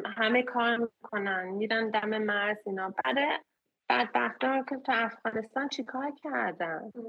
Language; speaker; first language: Persian; early bilingual, heritage; Persian